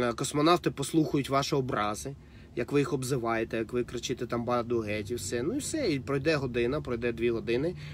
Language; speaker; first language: Ukrainian; non-native, local second language; Russian